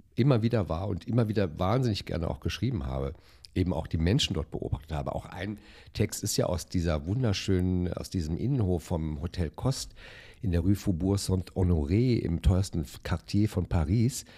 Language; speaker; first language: German; native; German